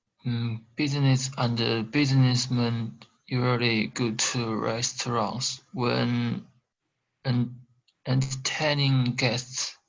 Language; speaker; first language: English; non-native, learner; Korean